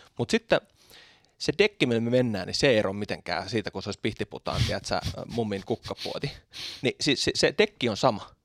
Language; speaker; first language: Finnish; native; Finnish